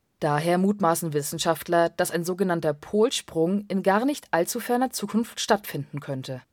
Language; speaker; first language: German; native; German